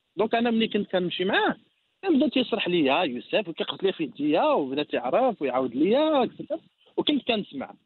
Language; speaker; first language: Arabic; native; Arabic